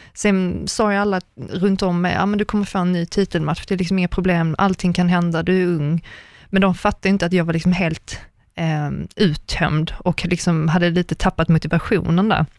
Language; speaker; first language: Swedish; native; Swedish